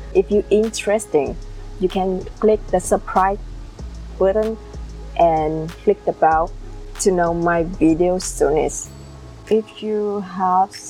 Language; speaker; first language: English; non-native, learner; Vietnamese